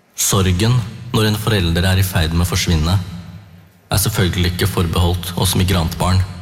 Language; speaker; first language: Norwegian; early bilingual, other home language; Tamil